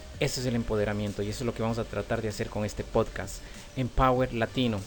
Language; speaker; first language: Spanish; native; Spanish